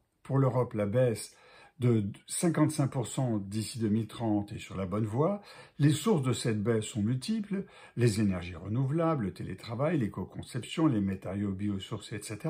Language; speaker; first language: French; native; French